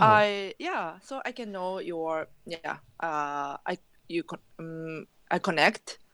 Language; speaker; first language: English; non-native, learner; Japanese